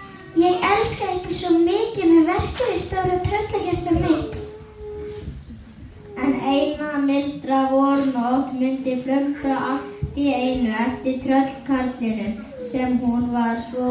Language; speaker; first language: Icelandic; native; Icelandic